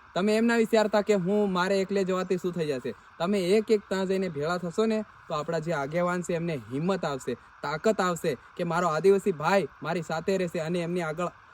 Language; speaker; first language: Gujarati; non-native, local second language; Bhili